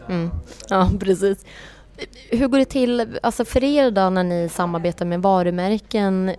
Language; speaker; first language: Swedish; native; Swedish